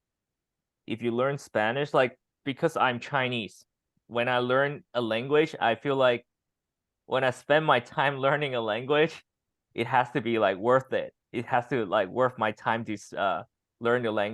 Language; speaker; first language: English; non-native, fluent; Chinese